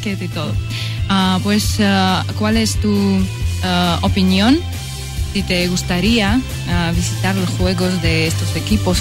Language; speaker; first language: Spanish; non-native, learner; Russian